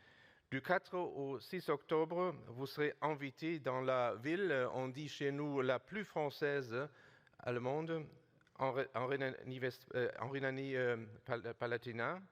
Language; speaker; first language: French; non-native, fluent; German